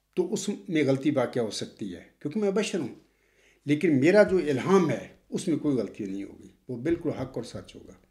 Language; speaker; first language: Urdu; native; Urdu